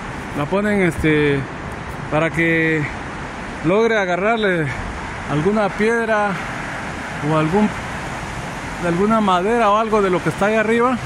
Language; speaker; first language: Spanish; native; Spanish